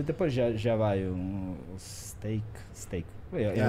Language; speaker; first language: Portuguese; non-native, learner; Russian